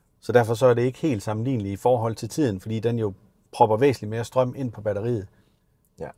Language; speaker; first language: Danish; native; Danish